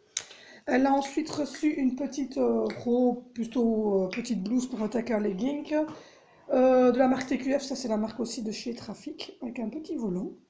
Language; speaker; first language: French; native; French